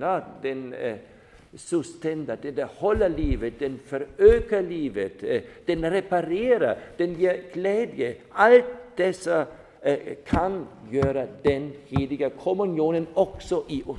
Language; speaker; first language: Swedish; non-native, fluent; German